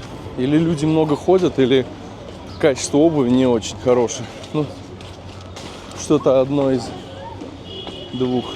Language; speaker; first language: Russian; native; Russian